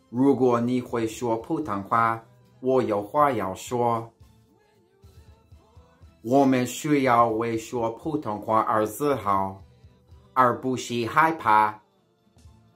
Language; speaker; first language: Chinese; non-native, learner; English